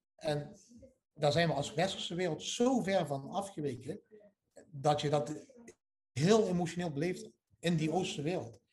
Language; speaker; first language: Dutch; native; Dutch